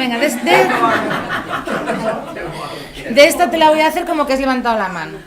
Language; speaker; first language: Spanish; native; Spanish